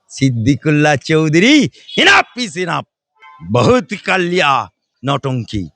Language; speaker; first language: Hindi; non-native, local second language; Bangla